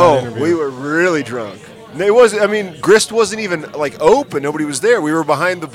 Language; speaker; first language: English; native; English